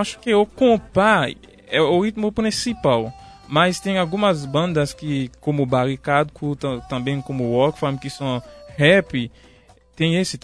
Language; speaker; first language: Portuguese; native; Portuguese